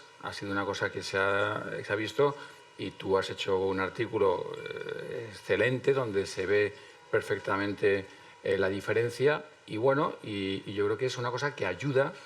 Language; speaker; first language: Spanish; native; Spanish